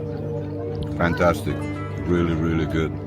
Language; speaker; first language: English; non-native, fluent; Turkish